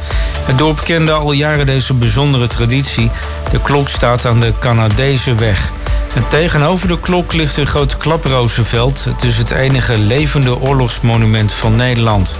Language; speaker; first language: Dutch; native; Dutch